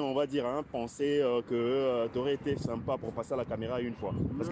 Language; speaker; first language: French; non-native, local second language; Lingala